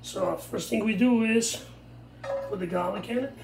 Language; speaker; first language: English; non-native, fluent; Italian